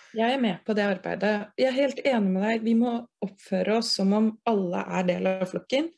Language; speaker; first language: Norwegian; native; Norwegian